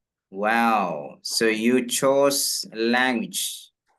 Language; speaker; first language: English; non-native, local second language; Malayalam